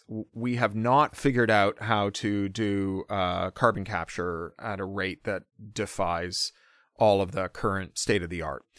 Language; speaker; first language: English; native; English